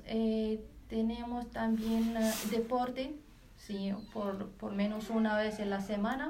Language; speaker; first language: Spanish; non-native, learner; Arabic